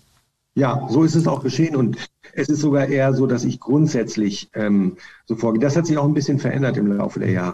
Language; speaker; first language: German; native; German